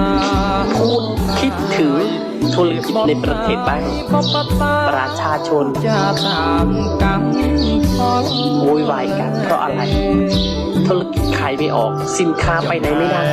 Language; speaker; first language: Thai; non-native, fluent; Khmer